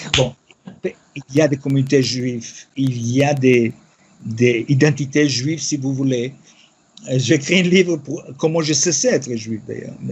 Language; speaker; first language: French; non-native, fluent; Yiddish